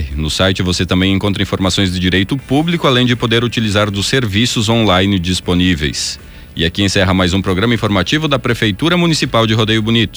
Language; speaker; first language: Portuguese; native; Portuguese